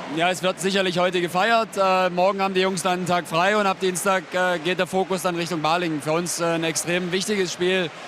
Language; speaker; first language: German; native; German